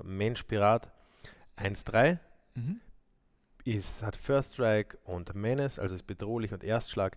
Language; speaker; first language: German; native; German